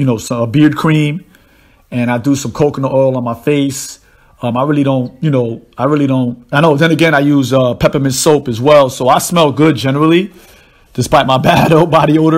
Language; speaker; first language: English; native; English